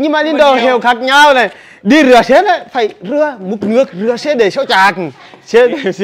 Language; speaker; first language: Vietnamese; non-native, learner; Portuguese